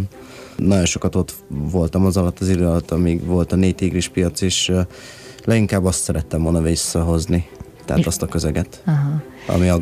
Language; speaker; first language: Hungarian; early bilingual, other home language; Chinese